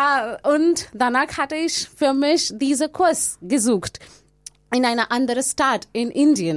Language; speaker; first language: German; non-native, learner; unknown